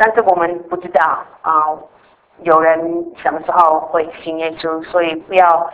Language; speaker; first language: Chinese; non-native, fluent; English